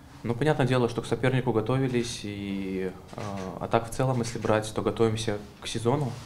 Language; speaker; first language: Russian; native; Russian